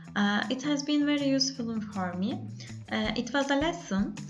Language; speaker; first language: English; non-native, learner; Turkish